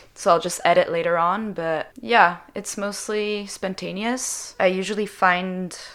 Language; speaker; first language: English; non-native, fluent; French